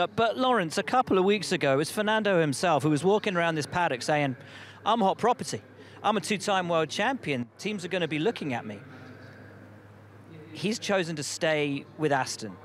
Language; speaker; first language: English; native; English